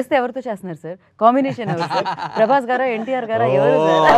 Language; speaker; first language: Telugu; native; Telugu